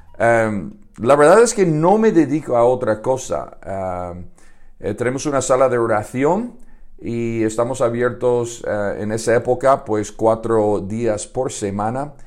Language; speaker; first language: Spanish; non-native, fluent; English